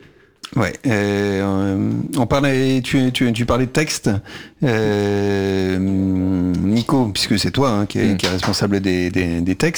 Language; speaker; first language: French; native; French